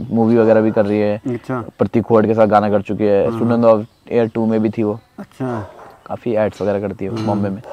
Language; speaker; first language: Hindi; native; Hindi